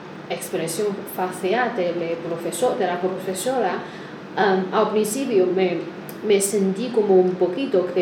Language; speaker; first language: Spanish; non-native, learner; Chinese